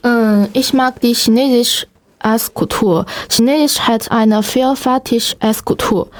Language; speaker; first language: German; non-native, learner; Chinese